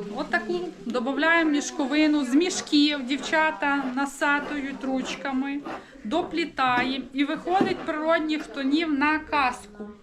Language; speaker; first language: Ukrainian; native; Ukrainian